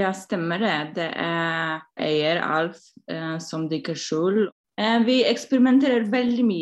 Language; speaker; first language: Norwegian; non-native, fluent; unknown